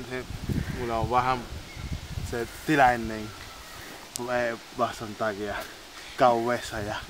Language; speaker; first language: Finnish; non-native, learner; Spanish